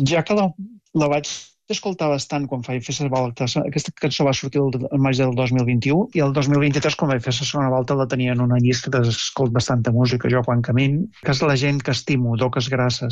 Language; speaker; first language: Catalan; native; Catalan